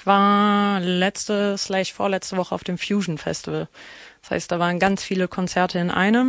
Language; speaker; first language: German; native; German